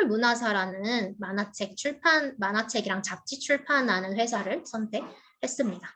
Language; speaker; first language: Korean; native; Korean